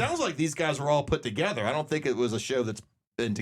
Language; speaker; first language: English; native; English